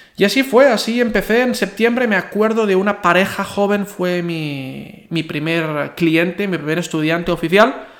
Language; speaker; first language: Spanish; non-native, local second language; Catalan